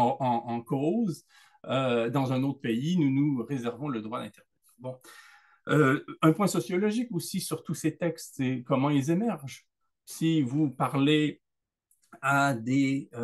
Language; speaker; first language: French; native; French